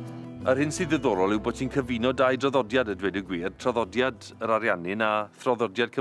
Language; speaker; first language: Welsh; native; Welsh